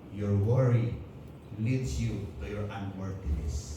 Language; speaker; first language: English; non-native, local second language; Filipino